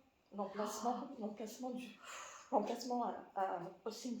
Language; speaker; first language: French; native; French